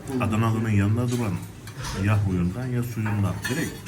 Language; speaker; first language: Turkish; native; Turkish